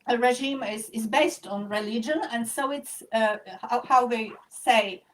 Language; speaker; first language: English; non-native, fluent; Polish